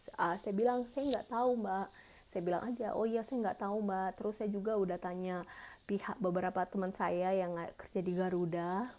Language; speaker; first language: Indonesian; native; Indonesian